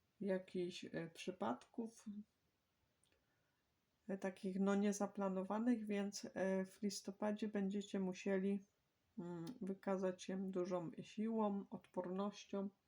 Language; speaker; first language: Polish; native; Polish